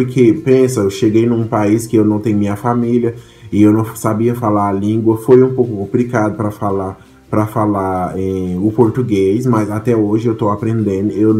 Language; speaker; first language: Portuguese; non-native, fluent; Haitian Creole